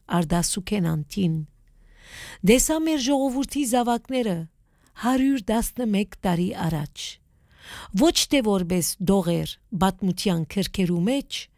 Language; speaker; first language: Armenian; early bilingual, heritage; Armenian